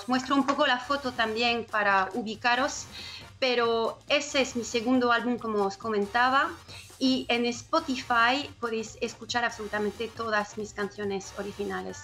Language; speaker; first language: Spanish; non-native, fluent; French